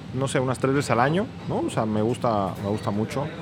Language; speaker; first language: Spanish; native; Spanish